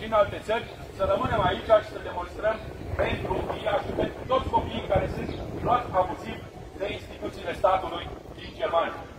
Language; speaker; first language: Romanian; native; Romanian